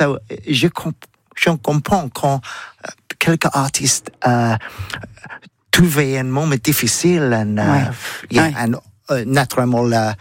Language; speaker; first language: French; non-native, learner; English